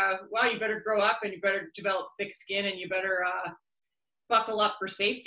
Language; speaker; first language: English; native; English